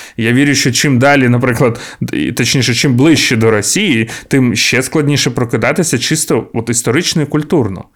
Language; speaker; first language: Ukrainian; non-native, local second language; Russian